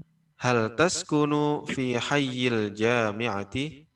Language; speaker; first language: Arabic; non-native, fluent; Indonesian